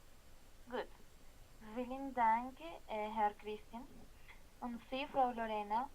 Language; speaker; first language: German; non-native, learner; Spanish